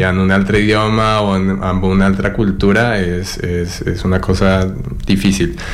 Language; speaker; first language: Catalan; non-native, learner; Spanish